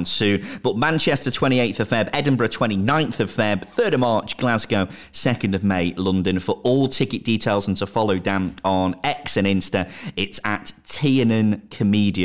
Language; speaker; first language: English; native; English